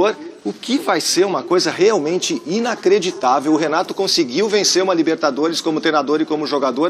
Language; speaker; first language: Portuguese; native; Portuguese